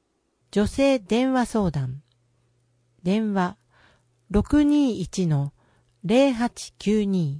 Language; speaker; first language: Japanese; native; Japanese